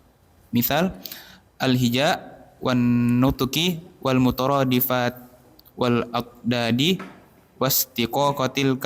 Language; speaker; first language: Arabic; non-native, learner; Indonesian